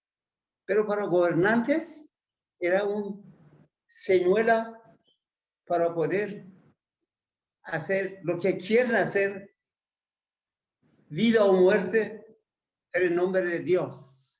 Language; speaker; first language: Spanish; non-native, learner; Persian